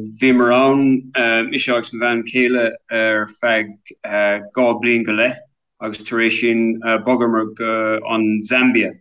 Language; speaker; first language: Irish; non-native, local second language; English